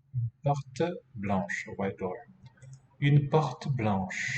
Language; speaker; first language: French; non-native, fluent; English